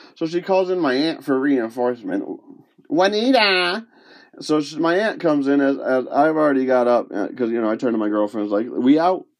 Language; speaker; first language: English; early bilingual, other home language; Spanish